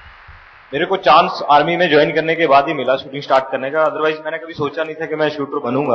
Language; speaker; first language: Hindi; native; Hindi